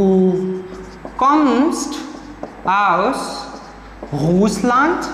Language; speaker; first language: German; non-native, learner; Marathi